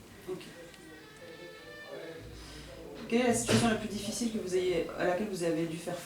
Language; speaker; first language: French; native; French